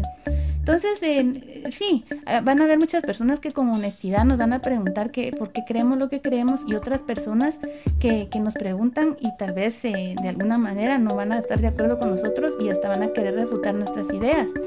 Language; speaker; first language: Spanish; native; Spanish